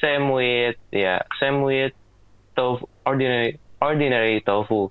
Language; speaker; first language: English; non-native, learner; Indonesian